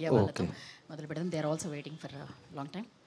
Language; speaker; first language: Telugu; native; Telugu